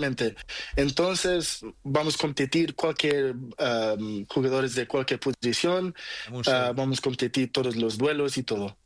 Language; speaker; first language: Spanish; non-native, learner; Portuguese